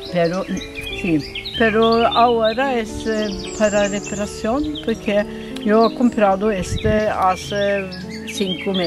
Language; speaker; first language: Spanish; non-native, learner; Norwegian